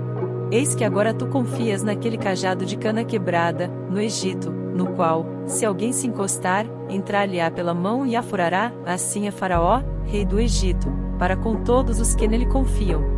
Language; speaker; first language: Portuguese; native; Portuguese